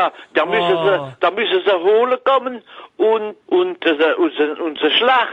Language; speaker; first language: German; non-native, learner; French